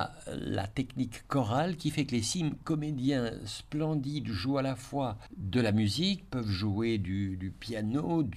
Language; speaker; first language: French; native; French